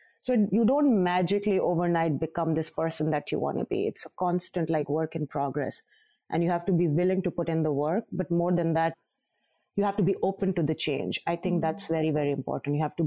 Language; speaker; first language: English; non-native, local second language; Urdu